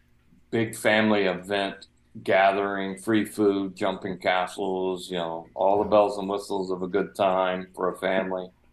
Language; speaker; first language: English; native; English